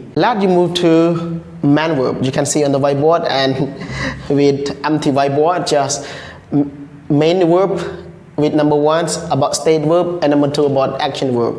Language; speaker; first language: English; non-native, learner; Khmer